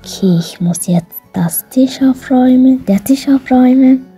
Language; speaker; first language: German; non-native, learner; Arabic